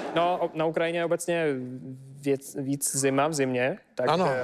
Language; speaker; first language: Czech; non-native, fluent; Ukrainian